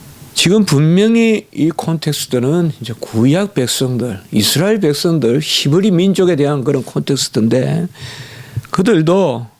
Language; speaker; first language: Korean; native; Korean